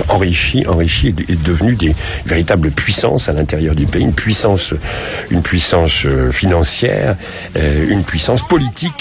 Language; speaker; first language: French; native; French